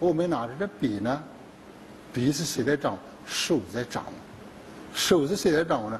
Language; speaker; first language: Chinese; native; Chinese